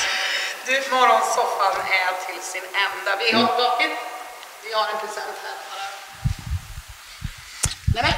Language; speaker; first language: Swedish; native; Swedish